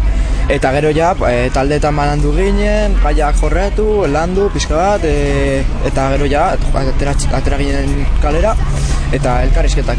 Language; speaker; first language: Basque; non-native, local second language; Spanish